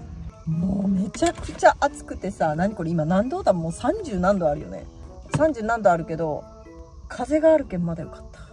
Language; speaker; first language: Japanese; native; Japanese